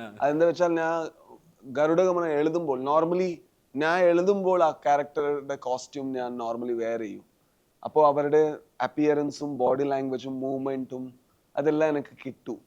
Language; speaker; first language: Malayalam; non-native, learner; Tulu